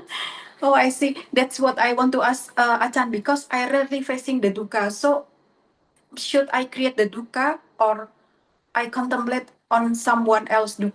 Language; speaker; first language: English; non-native, learner; Indonesian